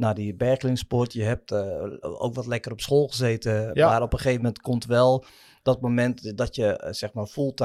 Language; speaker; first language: Dutch; native; Dutch